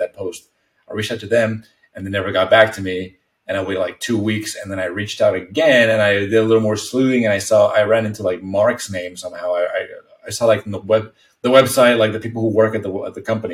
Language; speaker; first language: English; non-native, fluent; Spanish